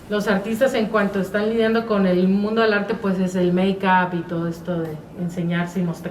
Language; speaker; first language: Spanish; native; Spanish